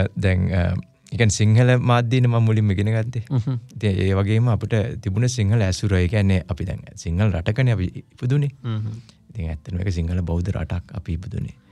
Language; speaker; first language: Sinhala; non-native, local second language; Tamil